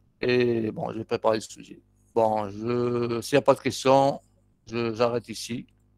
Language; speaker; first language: French; non-native, local second language; Arabic